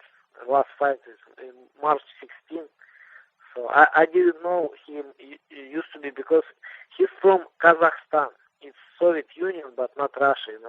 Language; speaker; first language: English; non-native, learner; Russian